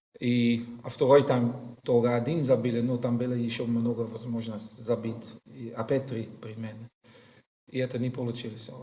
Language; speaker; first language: Russian; non-native, learner; Dutch